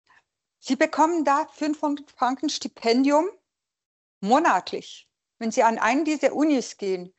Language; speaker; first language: German; non-native, local second language; French